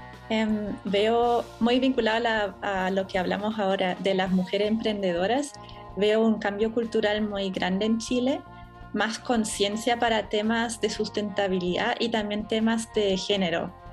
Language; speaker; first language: Spanish; non-native, fluent; German